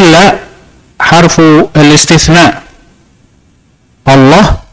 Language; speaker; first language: Arabic; non-native, fluent; Indonesian